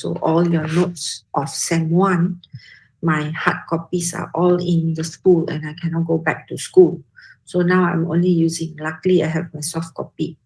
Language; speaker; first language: English; non-native, local second language; Malay